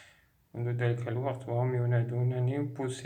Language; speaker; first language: Arabic; native; Arabic